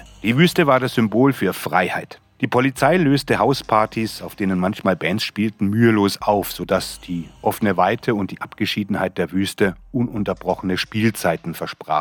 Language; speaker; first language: German; native; German